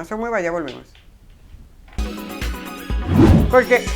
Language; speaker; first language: Spanish; native; Spanish